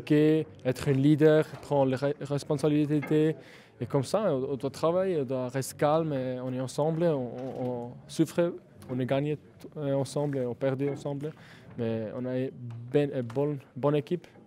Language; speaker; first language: French; non-native, learner; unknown